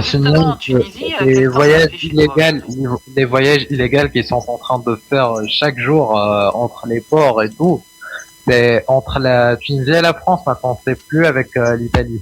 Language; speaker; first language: French; non-native, local second language; Arabic